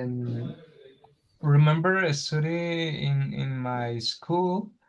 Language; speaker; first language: English; non-native, learner; Spanish